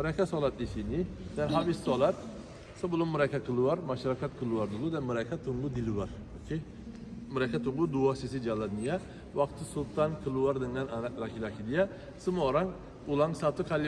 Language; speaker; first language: Indonesian; non-native, fluent; Turkish